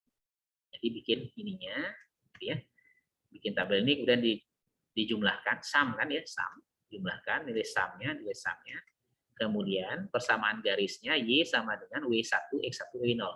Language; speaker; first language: Indonesian; native; Indonesian